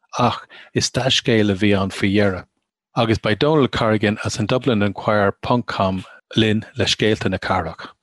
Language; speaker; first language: Irish; non-native, local second language; English